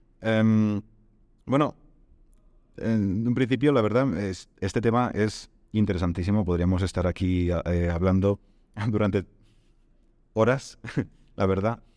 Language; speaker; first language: Spanish; native; Spanish